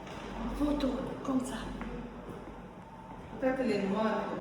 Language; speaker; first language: French; non-native, learner; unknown